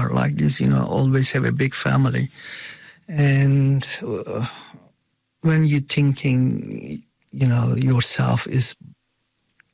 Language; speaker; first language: English; non-native, fluent; Turkish